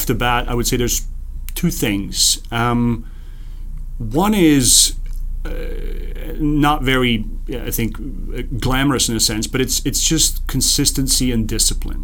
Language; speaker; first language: English; non-native, fluent; Serbian